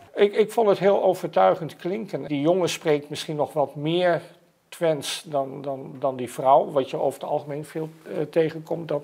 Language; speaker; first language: Dutch; native; Dutch